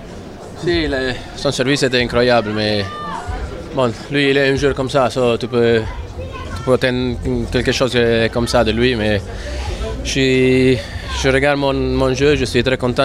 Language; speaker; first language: French; non-native, fluent; Italian